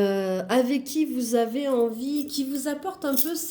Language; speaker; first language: French; native; French